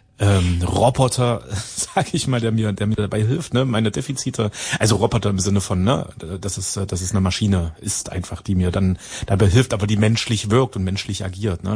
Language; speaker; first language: German; native; German